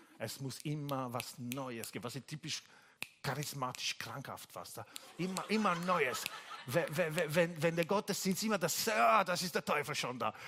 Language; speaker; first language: German; non-native, fluent; Italian